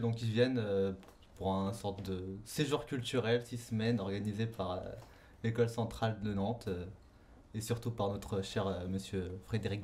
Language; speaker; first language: French; native; French